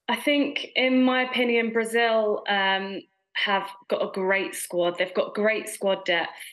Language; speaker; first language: English; native; English